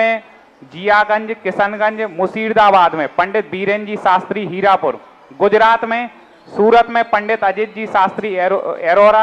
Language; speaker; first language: Hindi; native; Hindi